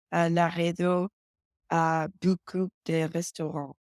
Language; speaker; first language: French; non-native, learner; English